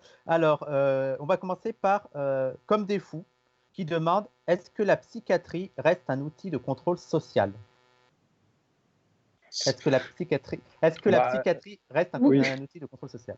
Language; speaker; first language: French; native; French